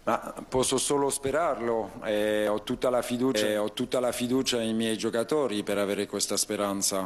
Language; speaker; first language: Italian; non-native, fluent; French